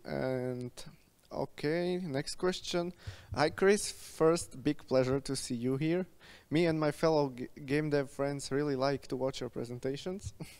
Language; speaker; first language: English; non-native, fluent; Slovak